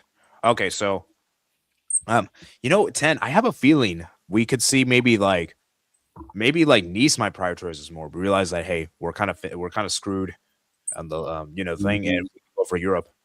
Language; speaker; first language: English; native; English